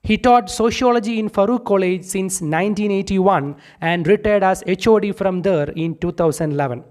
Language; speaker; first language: English; non-native, local second language; Malayalam